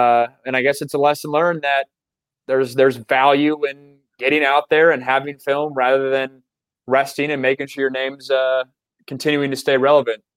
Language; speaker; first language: English; native; English